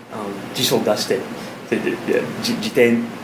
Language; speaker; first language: Japanese; non-native, fluent; English